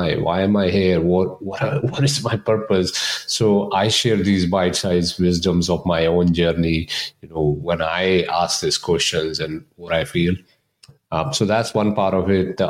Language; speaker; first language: English; non-native, local second language; Punjabi